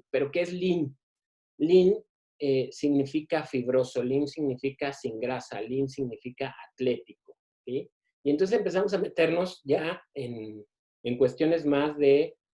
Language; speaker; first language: Spanish; native; Spanish